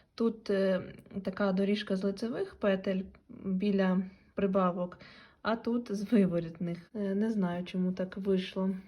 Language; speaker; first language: Ukrainian; non-native, local second language; Russian